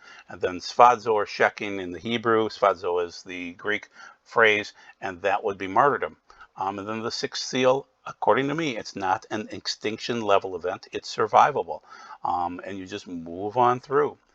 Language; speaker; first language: English; native; English